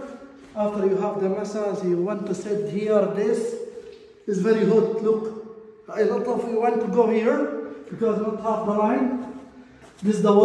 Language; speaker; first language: English; non-native, learner; Arabic